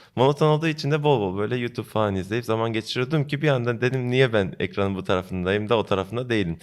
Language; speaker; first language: Turkish; early bilingual, heritage; Turkish